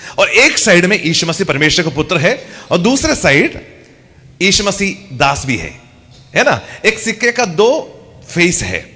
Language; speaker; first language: Hindi; non-native, local second language; Malayalam